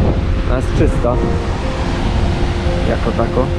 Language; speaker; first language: Polish; native; Polish